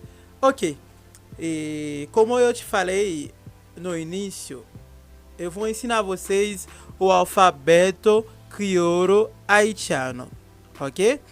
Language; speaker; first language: Portuguese; non-native, fluent; Haitian Creole